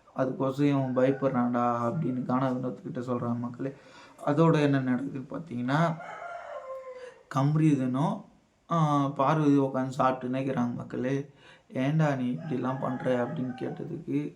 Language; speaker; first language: Tamil; native; Tamil